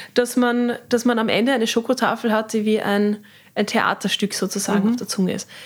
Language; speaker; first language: German; native; German